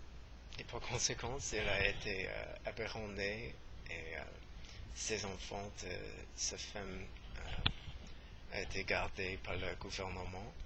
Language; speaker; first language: French; non-native, learner; English